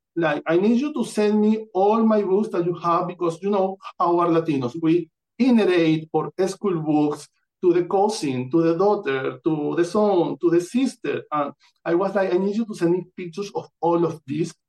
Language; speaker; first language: English; non-native, fluent; Spanish